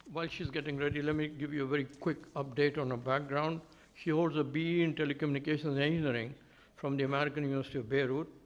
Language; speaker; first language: English; native; English